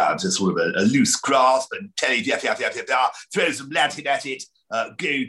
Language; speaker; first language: English; native; English